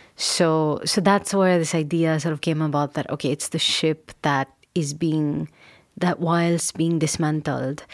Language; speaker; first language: English; non-native, local second language; Urdu